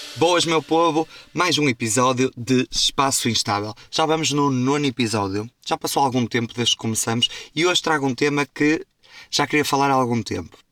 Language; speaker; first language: Portuguese; native; Portuguese